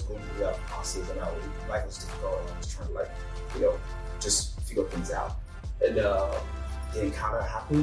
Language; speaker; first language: English; non-native, local second language; Yoruba